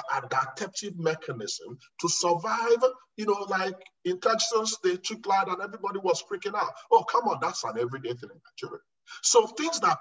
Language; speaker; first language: English; non-native, local second language; Igbo